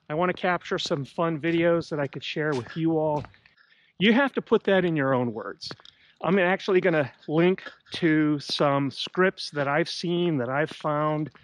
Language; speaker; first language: English; native; English